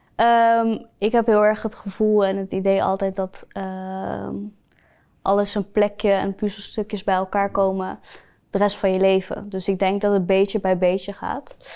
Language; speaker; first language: Dutch; early bilingual, other home language; Spanish